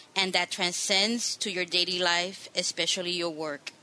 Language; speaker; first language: English; non-native, local second language; Spanish